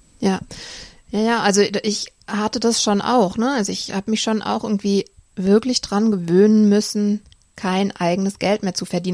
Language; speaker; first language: German; native; German